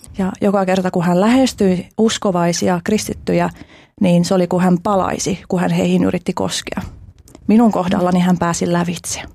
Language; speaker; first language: Finnish; early bilingual, other home language; Albanian